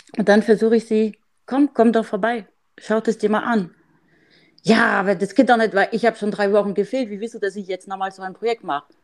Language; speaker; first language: German; non-native, fluent; French